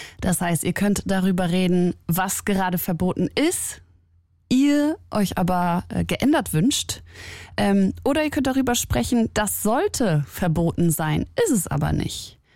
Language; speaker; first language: German; early bilingual, other home language; Arabic